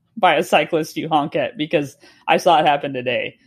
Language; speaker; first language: English; native; English